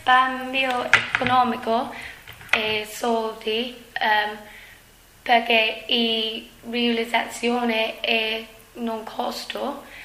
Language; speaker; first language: Italian; non-native, learner; English